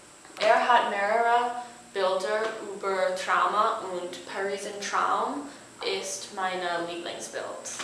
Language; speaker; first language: German; non-native, learner; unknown